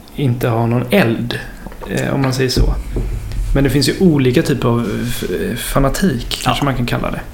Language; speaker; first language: Swedish; native; Swedish